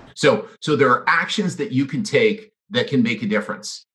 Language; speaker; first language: English; native; English